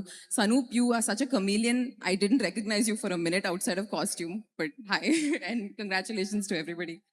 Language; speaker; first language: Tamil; non-native, learner; Kannada